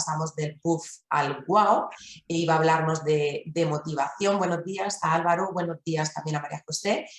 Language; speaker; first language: Spanish; native; Spanish